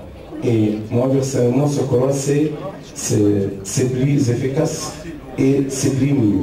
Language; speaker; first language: French; non-native, fluent; Arabic